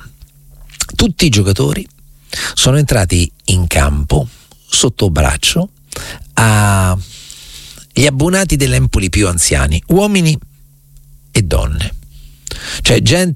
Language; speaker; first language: Italian; native; Italian